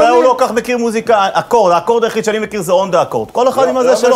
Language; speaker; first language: Hebrew; native; Hebrew